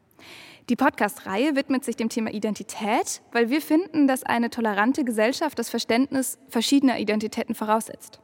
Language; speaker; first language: German; native; German